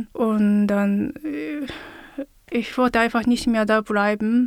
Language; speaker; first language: German; non-native, fluent; Japanese